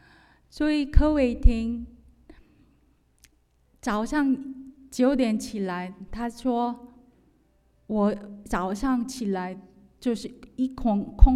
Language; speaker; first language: Chinese; non-native, fluent; Korean